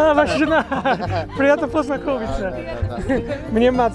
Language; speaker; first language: Russian; non-native, learner; English